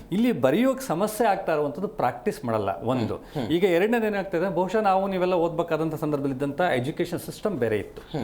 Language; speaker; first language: Kannada; native; Kannada